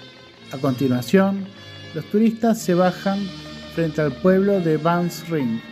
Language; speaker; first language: Spanish; non-native, fluent; Indonesian